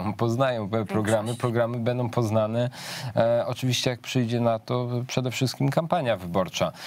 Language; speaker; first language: Polish; native; Polish